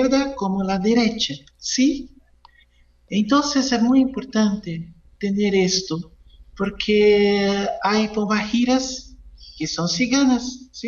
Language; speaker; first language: Spanish; non-native, fluent; Portuguese